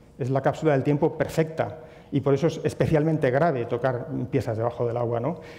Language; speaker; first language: Spanish; native; Spanish